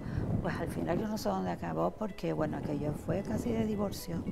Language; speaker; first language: Spanish; native; Spanish